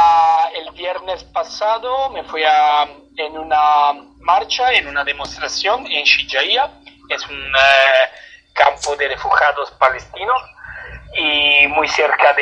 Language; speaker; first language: Spanish; non-native, fluent; Italian